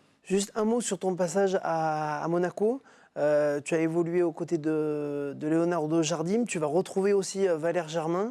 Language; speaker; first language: French; native; French